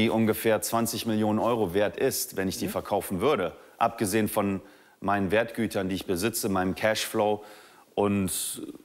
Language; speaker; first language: German; native; German